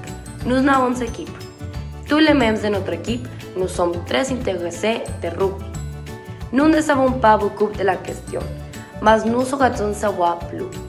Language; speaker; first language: French; non-native, learner; Spanish